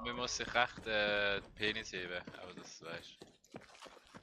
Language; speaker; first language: German; native; German